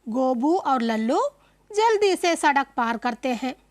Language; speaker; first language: Hindi; non-native, local second language; Malayalam